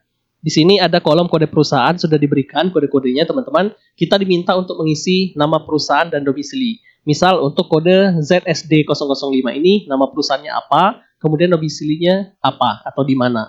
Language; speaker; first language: Indonesian; native; Indonesian